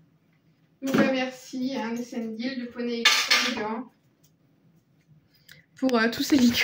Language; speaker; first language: French; native; French